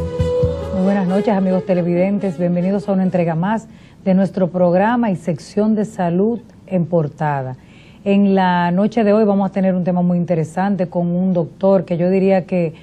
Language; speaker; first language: Spanish; native; Spanish